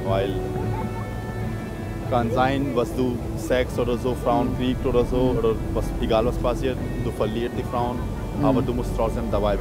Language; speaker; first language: German; non-native, fluent; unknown